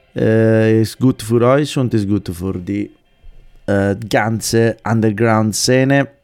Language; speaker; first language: German; non-native, fluent; Italian